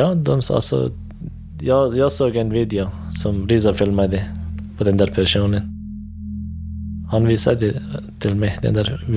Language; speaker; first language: Swedish; non-native, learner; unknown